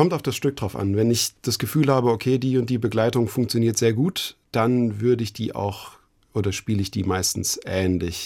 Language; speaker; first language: German; native; German